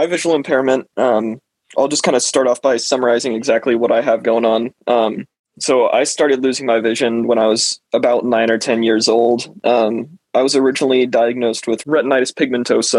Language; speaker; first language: English; native; English